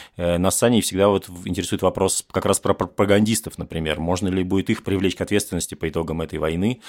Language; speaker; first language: Russian; native; Russian